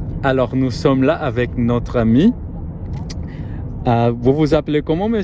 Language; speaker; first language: French; non-native, fluent; German